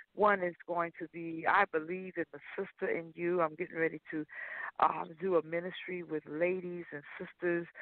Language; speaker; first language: English; native; English